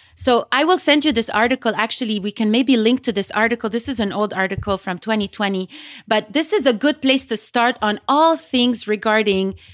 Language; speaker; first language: English; early bilingual, other home language; Arabic